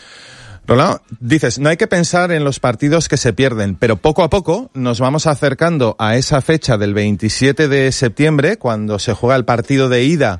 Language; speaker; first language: Spanish; native; Spanish